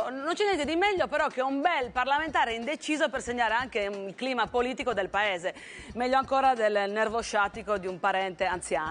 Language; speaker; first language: Italian; native; Italian